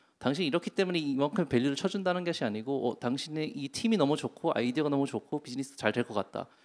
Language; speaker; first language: Korean; native; Korean